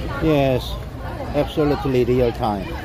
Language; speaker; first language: English; non-native, learner; Korean